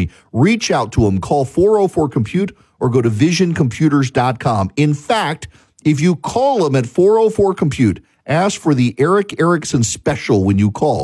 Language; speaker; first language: English; native; English